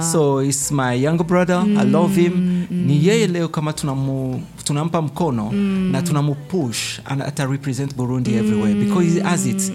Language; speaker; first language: English; non-native, fluent; Swahili